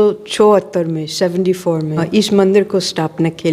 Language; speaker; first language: Hindi; non-native, fluent; English